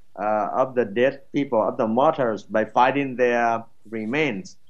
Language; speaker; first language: English; non-native, fluent; Vietnamese